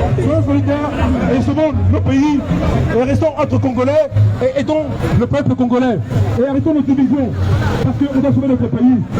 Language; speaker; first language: French; non-native, local second language; Lingala